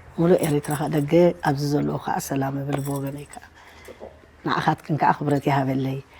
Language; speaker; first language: Tigrinya; native; Tigrinya